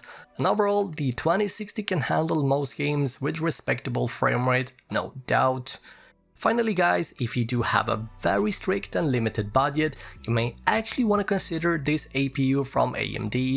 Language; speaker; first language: English; native; English